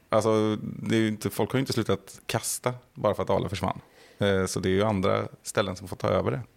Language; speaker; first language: Swedish; native; Swedish